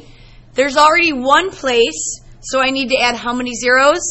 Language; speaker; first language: English; native; English